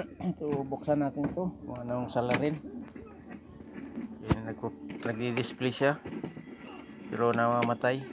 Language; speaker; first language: Filipino; non-native, local second language; Cebuano